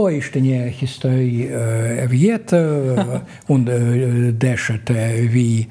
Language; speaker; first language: Albanian; non-native, fluent; Russian